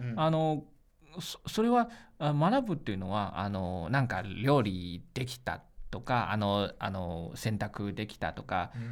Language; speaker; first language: Japanese; non-native, fluent; Chinese